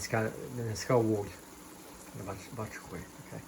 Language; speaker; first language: Portuguese; early bilingual, heritage; Portuguese